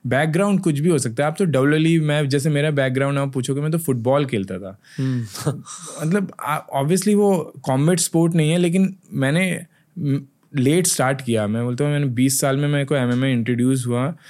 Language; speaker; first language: Hindi; native; Hindi